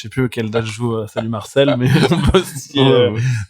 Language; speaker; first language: French; native; French